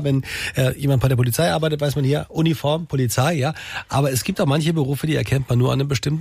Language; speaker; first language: German; native; German